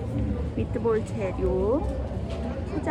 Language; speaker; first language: English; non-native, fluent; Italian